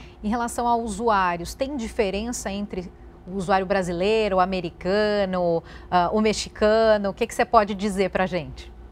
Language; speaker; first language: Portuguese; native; Portuguese